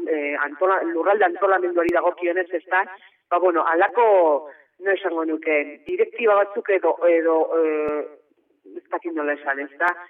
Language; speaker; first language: Basque; native; Basque